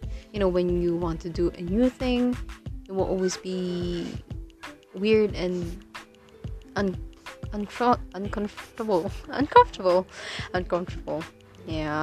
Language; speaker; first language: English; non-native, local second language; Filipino